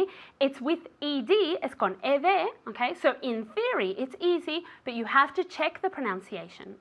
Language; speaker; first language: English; non-native, fluent; Spanish